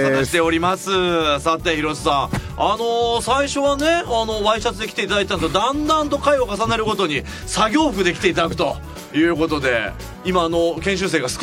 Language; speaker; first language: Japanese; native; Japanese